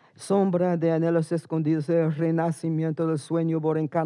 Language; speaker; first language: Spanish; early bilingual, heritage; Spanish